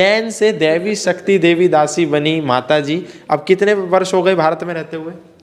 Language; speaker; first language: Hindi; native; Hindi